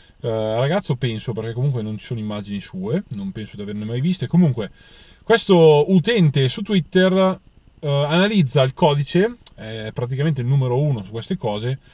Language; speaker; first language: Italian; native; Italian